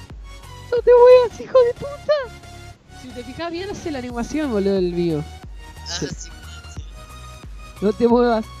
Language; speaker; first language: Spanish; native; Spanish